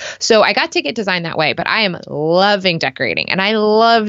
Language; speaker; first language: English; native; English